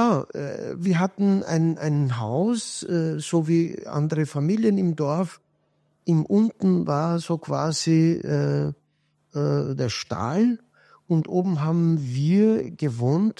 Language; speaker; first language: German; non-native, fluent; Kurdish